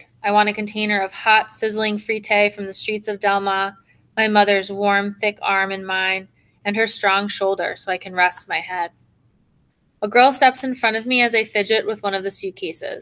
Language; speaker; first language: English; native; English